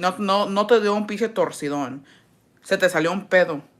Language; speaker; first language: Spanish; early bilingual, heritage; Spanish